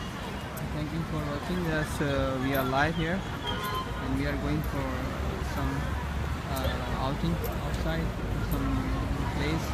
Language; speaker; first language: English; non-native, fluent; Urdu